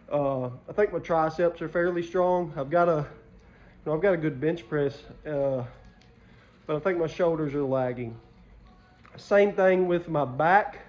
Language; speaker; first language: English; native; English